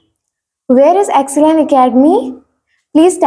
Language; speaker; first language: English; non-native, learner; Hindi